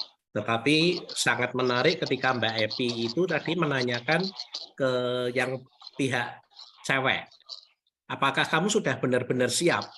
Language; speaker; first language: Malay; native; Malay